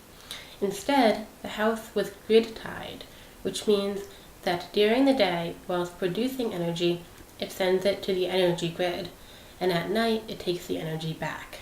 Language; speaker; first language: English; native; English